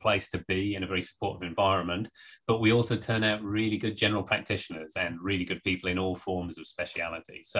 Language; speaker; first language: English; native; English